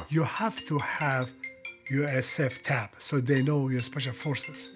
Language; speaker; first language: English; non-native, fluent; Persian